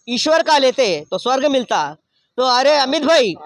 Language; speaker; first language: Hindi; non-native, local second language; Marathi